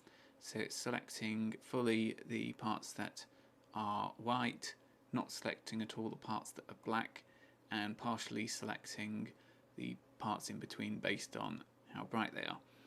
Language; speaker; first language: English; native; English